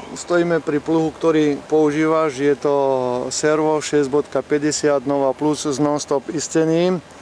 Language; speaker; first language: Slovak; native; Slovak